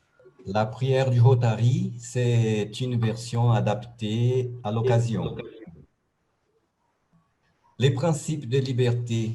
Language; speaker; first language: French; non-native, fluent; Portuguese